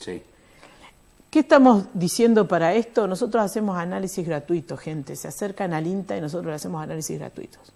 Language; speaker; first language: Spanish; native; Spanish